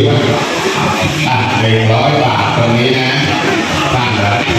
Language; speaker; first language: Thai; native; Thai